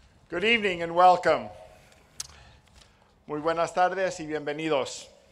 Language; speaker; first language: Spanish; native; Spanish